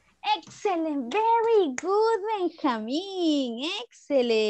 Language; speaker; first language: English; non-native, fluent; Spanish